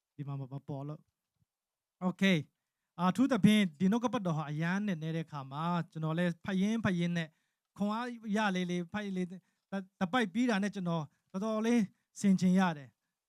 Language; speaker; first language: Burmese; non-native, local second language; Tedim Chin